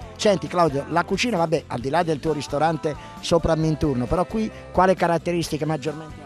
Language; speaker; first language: Italian; native; Italian